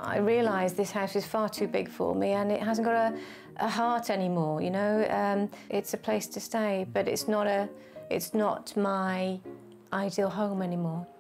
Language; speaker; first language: English; native; English